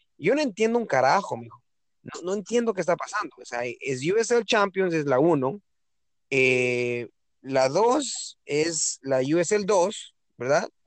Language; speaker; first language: Spanish; native; Spanish